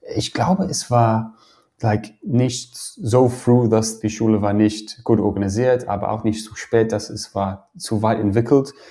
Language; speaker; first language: German; non-native, fluent; English